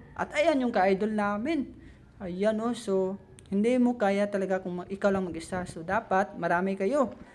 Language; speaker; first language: Filipino; non-native, local second language; Cebuano